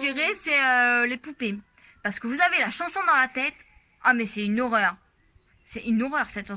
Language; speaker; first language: French; native; French